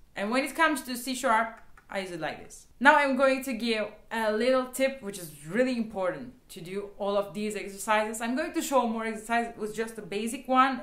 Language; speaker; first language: English; non-native, fluent; Turkish